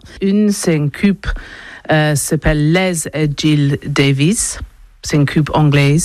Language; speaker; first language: French; non-native, learner; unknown